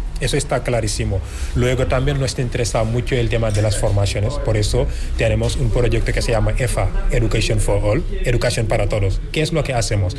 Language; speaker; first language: Spanish; non-native, fluent; Wolof